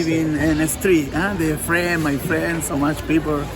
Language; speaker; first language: English; non-native, learner; Spanish